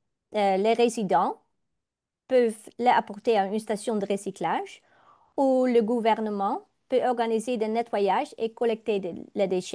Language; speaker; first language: French; non-native, learner; Dutch